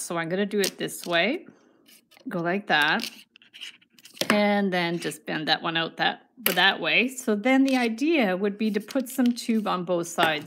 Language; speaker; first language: English; native; English